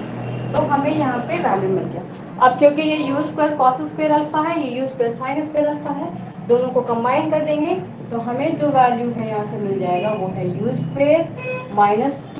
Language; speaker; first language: Hindi; native; Hindi